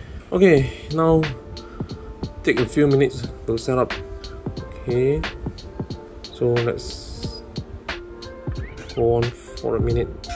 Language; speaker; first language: English; non-native, local second language; Chinese